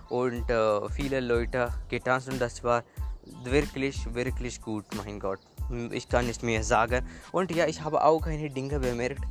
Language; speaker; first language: German; non-native, learner; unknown